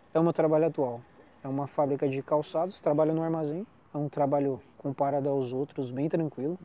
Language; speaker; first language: Portuguese; native; Portuguese